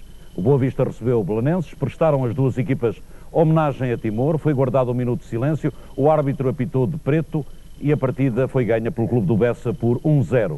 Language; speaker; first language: Portuguese; native; Portuguese